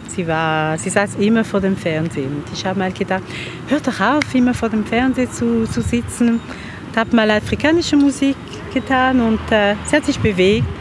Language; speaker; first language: German; non-native, fluent; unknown